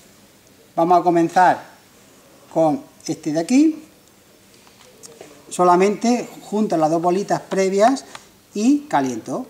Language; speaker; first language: Spanish; native; Spanish